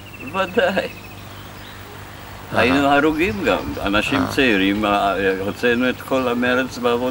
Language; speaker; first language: Hebrew; non-native, fluent; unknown